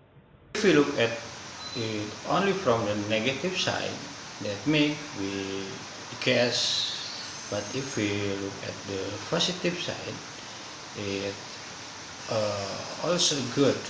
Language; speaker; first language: English; non-native, learner; Indonesian